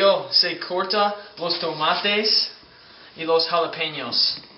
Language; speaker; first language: Spanish; non-native, learner; English